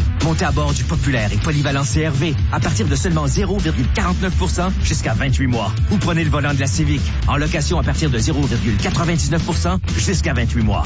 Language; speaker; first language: French; native; French